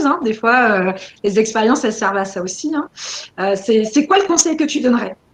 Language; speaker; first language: French; native; French